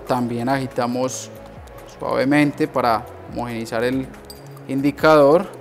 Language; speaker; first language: Spanish; native; Spanish